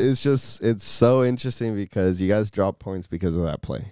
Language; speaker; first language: English; early bilingual, other home language; Spanish